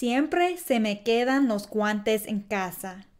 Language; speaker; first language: Spanish; non-native, fluent; English